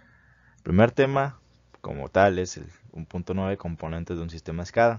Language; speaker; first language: Spanish; native; Spanish